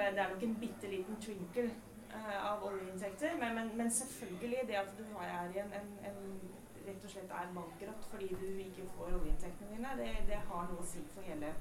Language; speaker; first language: Norwegian; native; Norwegian